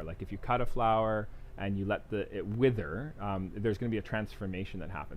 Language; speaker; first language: English; native; English